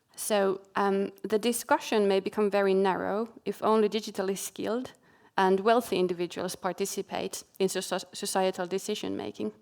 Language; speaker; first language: English; non-native, fluent; Finnish